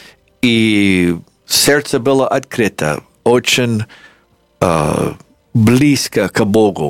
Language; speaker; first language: Russian; non-native, fluent; English